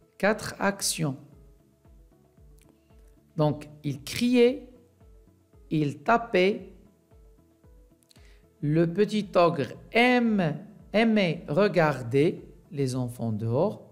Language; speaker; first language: French; non-native, local second language; Arabic